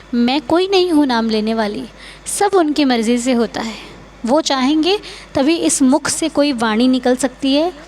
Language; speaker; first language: Hindi; native; Hindi